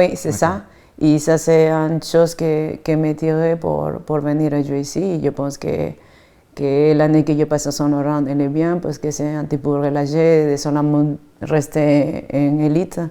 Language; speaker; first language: French; non-native, fluent; Spanish